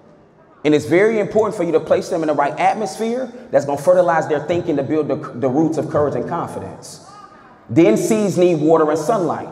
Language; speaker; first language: English; native; English